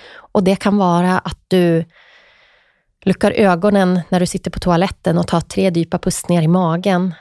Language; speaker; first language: Swedish; native; Swedish